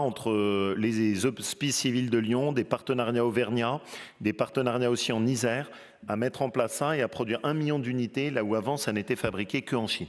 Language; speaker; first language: French; native; French